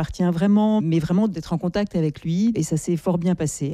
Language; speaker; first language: French; native; French